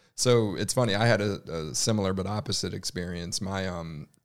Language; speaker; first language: English; native; English